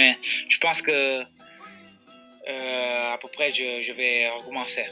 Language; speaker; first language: French; non-native, fluent; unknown